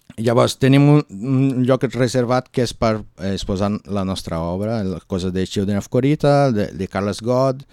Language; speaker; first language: Catalan; non-native, learner; Portuguese